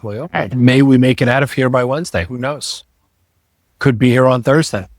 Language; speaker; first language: English; native; English